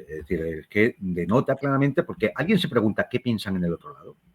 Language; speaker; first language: Spanish; native; Spanish